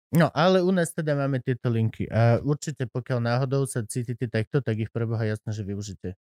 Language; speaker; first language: Slovak; native; Slovak